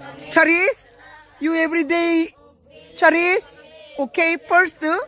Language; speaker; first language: English; non-native, learner; Korean